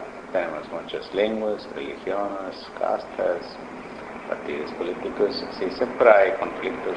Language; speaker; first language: Spanish; non-native, learner; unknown